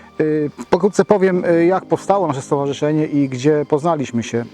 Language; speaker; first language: Polish; native; Polish